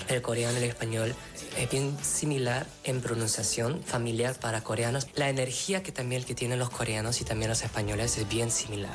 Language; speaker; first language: Spanish; non-native, fluent; Korean